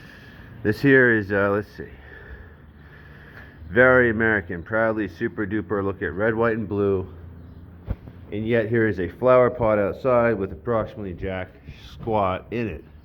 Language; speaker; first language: English; native; English